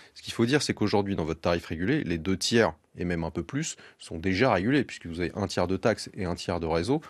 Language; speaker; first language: French; native; French